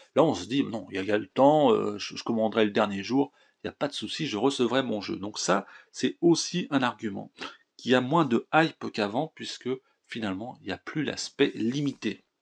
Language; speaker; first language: French; native; French